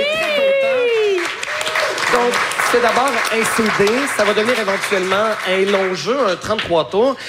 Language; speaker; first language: French; native; French